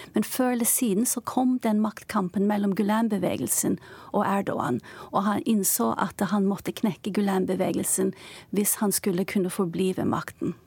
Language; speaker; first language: Norwegian; non-native, fluent; Turkish